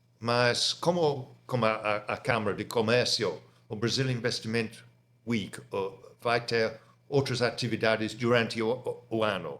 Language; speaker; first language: Portuguese; non-native, fluent; English